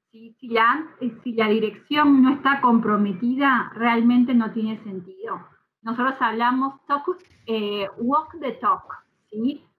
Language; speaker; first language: Spanish; native; Spanish